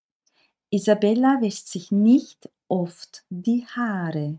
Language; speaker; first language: German; non-native, fluent; Turkish